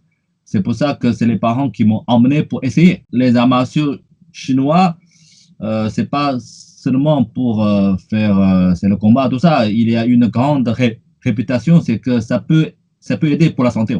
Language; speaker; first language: French; non-native, fluent; Chinese